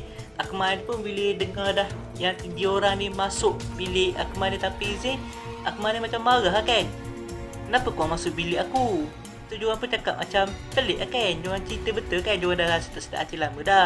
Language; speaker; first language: Malay; native; Malay